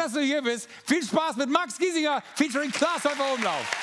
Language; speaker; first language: German; native; German